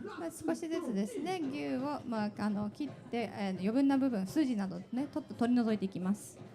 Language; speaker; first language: Japanese; native; Japanese